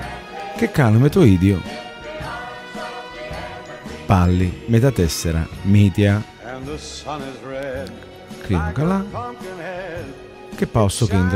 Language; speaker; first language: Greek; non-native, learner; Italian